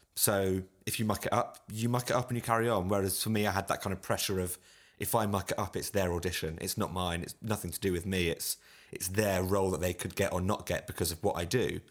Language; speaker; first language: English; native; English